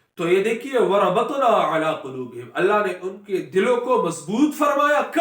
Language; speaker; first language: Urdu; non-native, local second language; Pashto